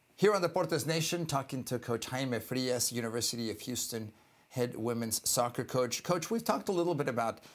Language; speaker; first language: English; early bilingual, other home language; Spanish